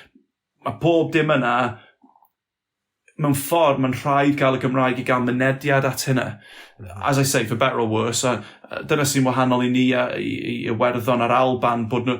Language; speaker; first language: Welsh; non-native, local second language; English